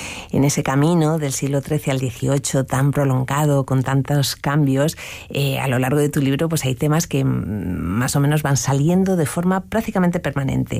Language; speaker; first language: Spanish; native; Spanish